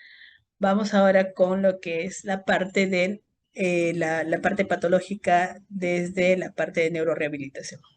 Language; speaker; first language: Spanish; native; Spanish